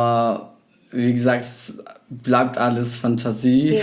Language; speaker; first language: German; non-native, fluent; Arabic